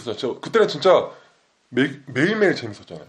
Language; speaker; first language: Korean; native; Korean